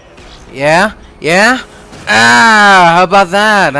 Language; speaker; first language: English; native; English